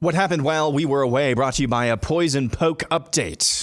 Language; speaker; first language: English; native; English